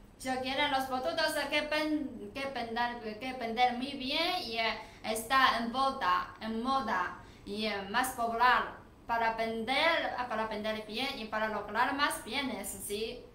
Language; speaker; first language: Spanish; non-native, learner; Chinese